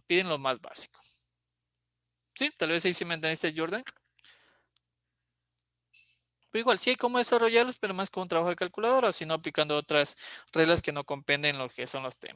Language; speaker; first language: Spanish; native; Spanish